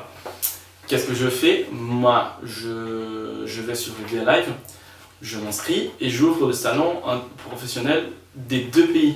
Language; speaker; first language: French; non-native, fluent; Spanish